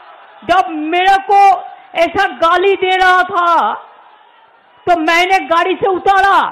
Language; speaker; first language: Hindi; non-native, local second language; Bangla